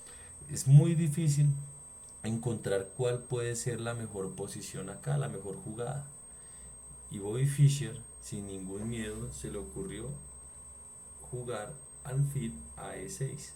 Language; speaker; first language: Spanish; native; Spanish